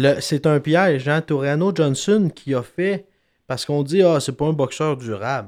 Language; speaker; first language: French; native; French